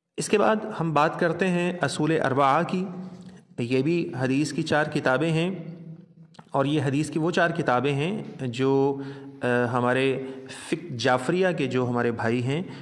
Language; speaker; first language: Urdu; non-native, local second language; Punjabi